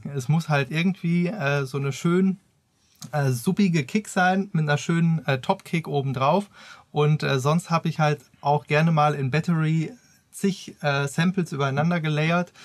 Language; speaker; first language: German; native; German